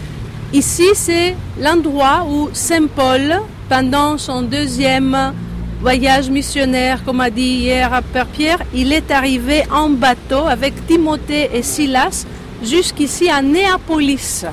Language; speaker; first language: French; non-native, fluent; Greek